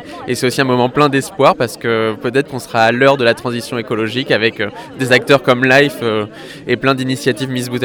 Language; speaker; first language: French; native; French